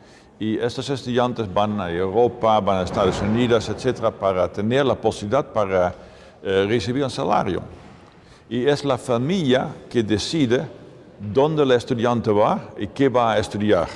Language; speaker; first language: Spanish; non-native, fluent; Dutch